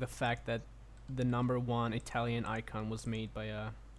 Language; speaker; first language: English; non-native, fluent; Hebrew